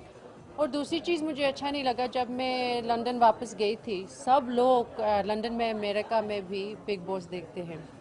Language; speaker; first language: Hindi; early bilingual, heritage; English